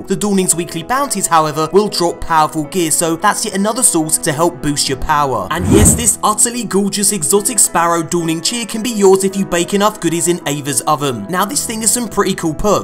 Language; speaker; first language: English; native; English